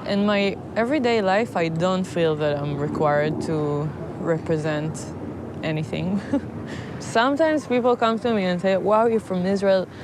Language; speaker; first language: English; non-native, fluent; Hebrew